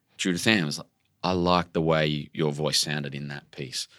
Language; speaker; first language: English; native; English